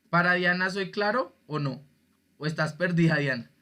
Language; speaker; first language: Spanish; native; Spanish